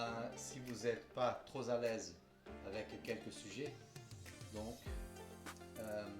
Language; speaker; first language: French; non-native, fluent; Portuguese